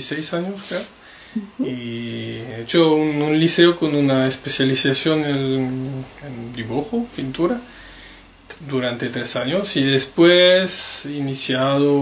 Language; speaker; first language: Spanish; non-native, fluent; French